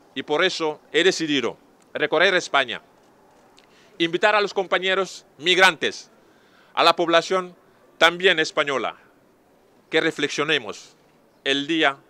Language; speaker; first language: Spanish; non-native, fluent; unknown